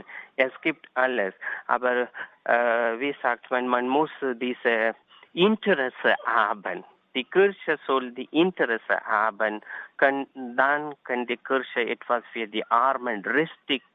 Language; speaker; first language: German; non-native, learner; Tamil